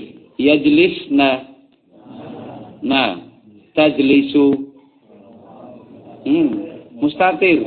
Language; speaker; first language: Arabic; non-native, fluent; Javanese